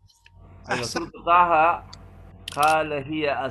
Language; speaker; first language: Arabic; non-native, learner; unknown